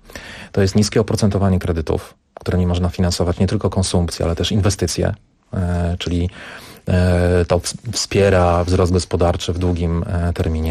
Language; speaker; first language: Polish; native; Polish